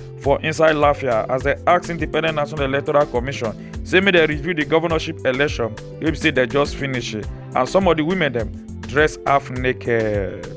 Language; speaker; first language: Nigerian Pidgin; native; Nigerian Pidgin